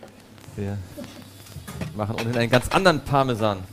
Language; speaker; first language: German; native; German